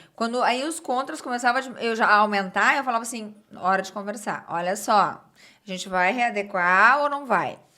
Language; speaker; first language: Portuguese; native; Portuguese